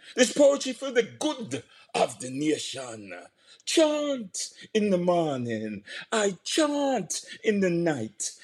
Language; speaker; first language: English; native; English